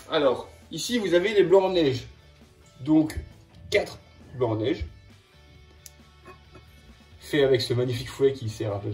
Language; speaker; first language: French; native; French